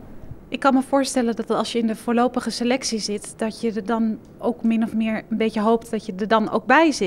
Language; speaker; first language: Dutch; native; Dutch